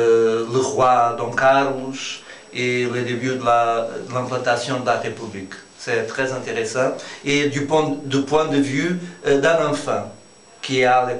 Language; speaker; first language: French; non-native, fluent; Portuguese